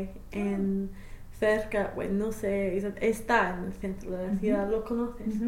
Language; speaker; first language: Spanish; non-native, fluent; English